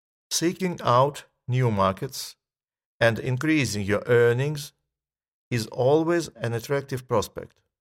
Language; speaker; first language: English; non-native, fluent; Russian